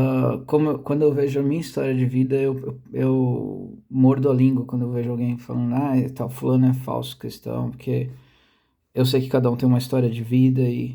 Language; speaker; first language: Portuguese; native; Portuguese